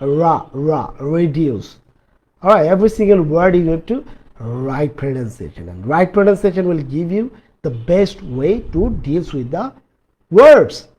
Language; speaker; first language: English; non-native, local second language; Bangla